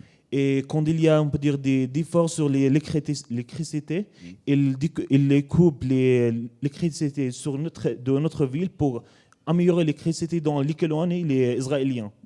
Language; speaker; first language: French; non-native, learner; Arabic